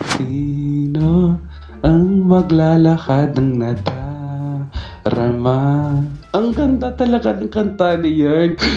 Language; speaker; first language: Filipino; non-native, fluent; Portuguese